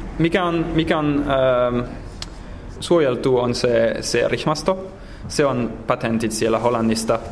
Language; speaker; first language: Finnish; non-native, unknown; French